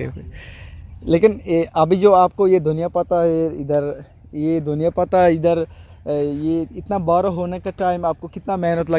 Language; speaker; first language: Hindi; non-native, learner; Bangla